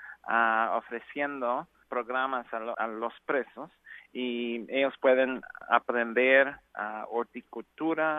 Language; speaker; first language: Spanish; non-native, learner; English